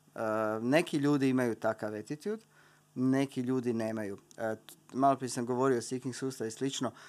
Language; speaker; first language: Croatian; native; Croatian